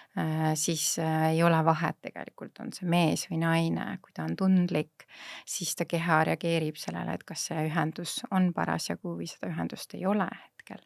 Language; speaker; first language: Estonian; native; Estonian